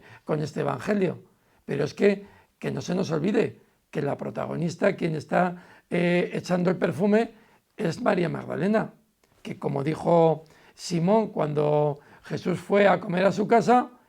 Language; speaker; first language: Spanish; native; Spanish